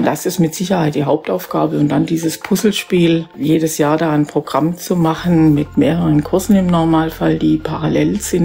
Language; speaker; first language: German; native; German